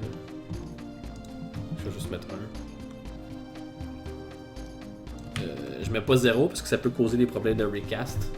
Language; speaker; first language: French; native; French